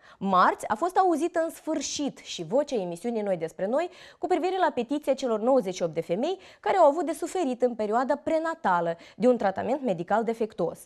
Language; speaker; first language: Romanian; native; Romanian